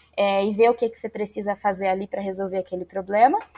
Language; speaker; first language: Portuguese; native; Portuguese